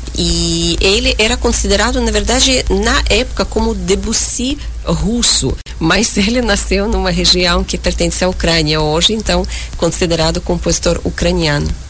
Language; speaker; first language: Portuguese; non-native, fluent; Russian